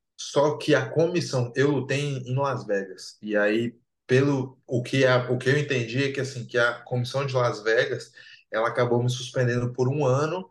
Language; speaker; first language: Portuguese; native; Portuguese